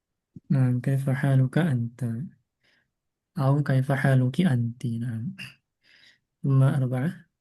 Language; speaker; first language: Arabic; non-native, fluent; Indonesian